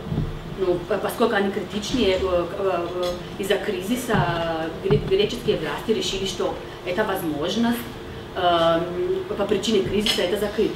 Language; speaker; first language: Russian; non-native, fluent; Slovenian